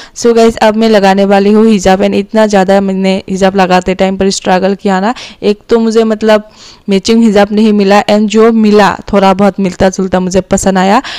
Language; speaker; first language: Hindi; non-native, local second language; Assamese